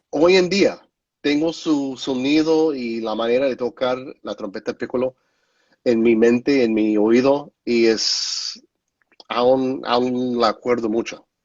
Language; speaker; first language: Spanish; non-native, fluent; English